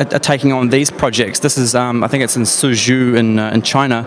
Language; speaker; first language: English; native; English